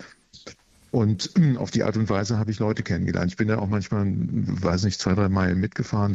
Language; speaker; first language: German; native; German